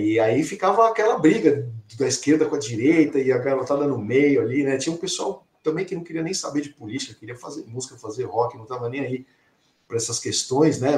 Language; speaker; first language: Portuguese; native; Portuguese